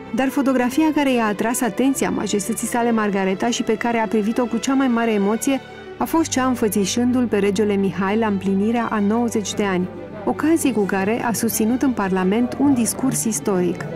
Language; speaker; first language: Romanian; native; Romanian